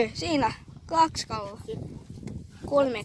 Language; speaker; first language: Finnish; native; Finnish